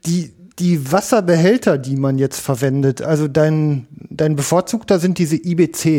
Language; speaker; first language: German; native; German